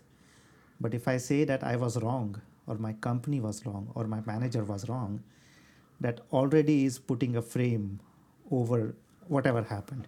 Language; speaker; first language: English; non-native, local second language; Hindi